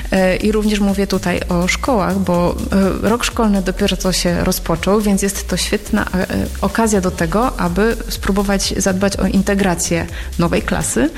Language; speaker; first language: Polish; native; Polish